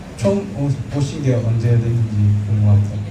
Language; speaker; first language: Korean; non-native, learner; Filipino